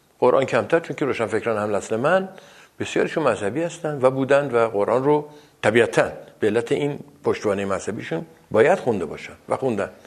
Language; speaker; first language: Persian; non-native, local second language; Azerbaijani